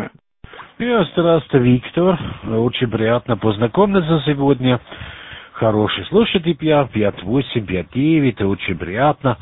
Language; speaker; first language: Russian; non-native, learner; German